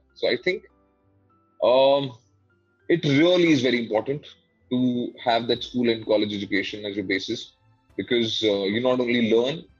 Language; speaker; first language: English; non-native, local second language; Hindi